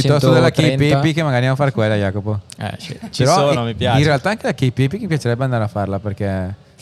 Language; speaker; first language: Italian; native; Italian